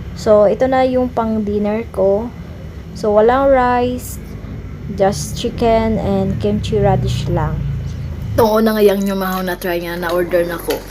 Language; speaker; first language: Filipino; non-native, local second language; Cebuano